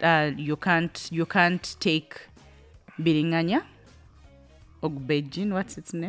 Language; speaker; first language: English; non-native, local second language; Ganda